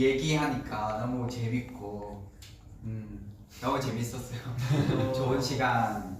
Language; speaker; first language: Korean; non-native, fluent; Vietnamese